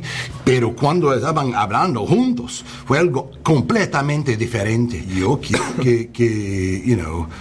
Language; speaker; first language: Spanish; non-native, learner; English